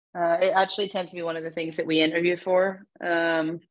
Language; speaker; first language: English; native; English